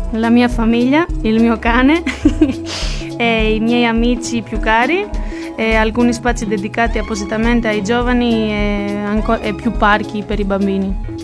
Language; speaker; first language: Italian; non-native, fluent; Albanian